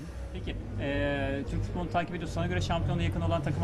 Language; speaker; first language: Turkish; native; Turkish